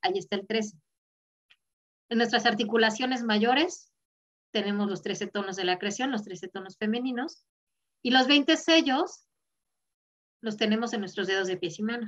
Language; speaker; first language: Spanish; native; Spanish